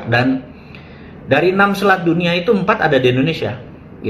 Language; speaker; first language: Indonesian; native; Indonesian